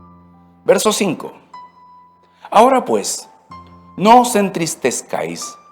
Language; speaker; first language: Spanish; native; Spanish